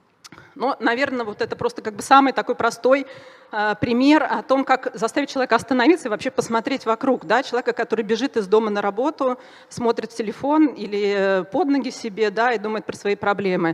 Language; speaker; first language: Russian; native; Russian